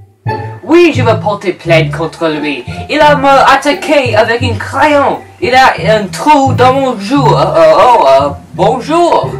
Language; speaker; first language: French; non-native, learner; English